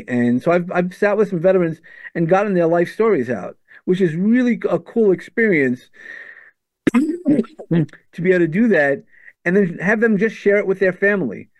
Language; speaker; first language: English; native; English